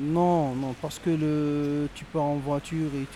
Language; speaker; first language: French; non-native, local second language; Arabic